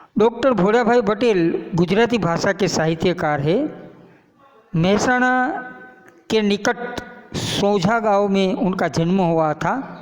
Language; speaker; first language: Hindi; non-native, local second language; Gujarati